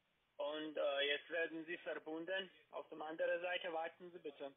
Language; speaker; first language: German; non-native, learner; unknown